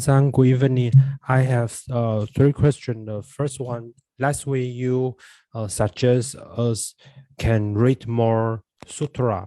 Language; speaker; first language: English; non-native, learner; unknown